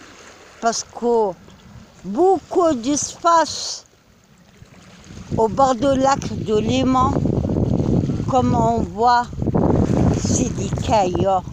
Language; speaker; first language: French; non-native, learner; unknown